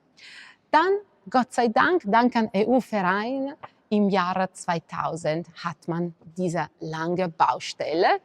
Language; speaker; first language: German; non-native, fluent; Italian